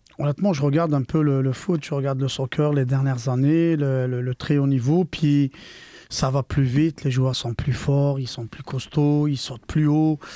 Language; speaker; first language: French; non-native, local second language; Arabic